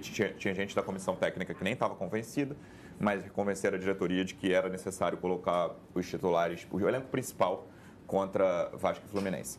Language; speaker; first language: Portuguese; native; Portuguese